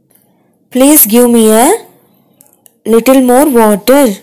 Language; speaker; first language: English; non-native, local second language; Tamil